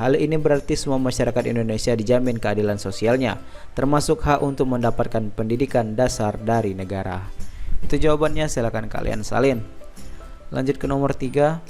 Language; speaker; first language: Indonesian; native; Indonesian